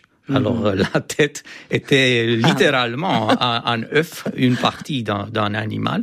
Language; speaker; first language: French; non-native, fluent; Romanian